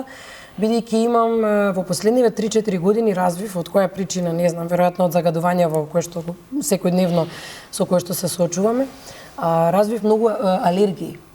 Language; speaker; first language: Macedonian; native; Macedonian